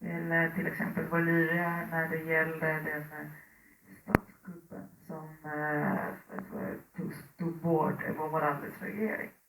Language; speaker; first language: Swedish; early bilingual, other home language; Spanish